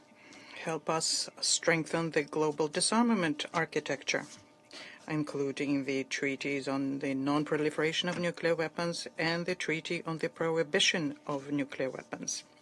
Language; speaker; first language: English; non-native, fluent; Portuguese